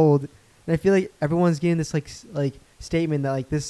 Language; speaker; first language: English; native; English